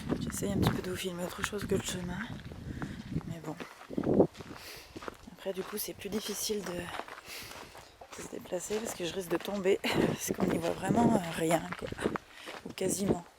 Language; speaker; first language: French; native; French